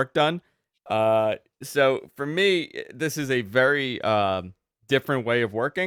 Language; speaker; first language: English; native; English